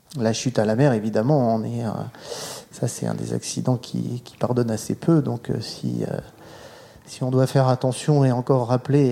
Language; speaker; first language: French; native; French